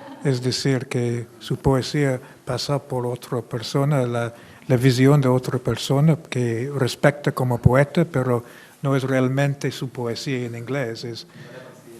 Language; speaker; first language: Spanish; non-native, fluent; English